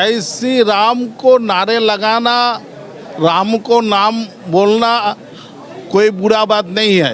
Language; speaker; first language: Hindi; non-native, local second language; Bangla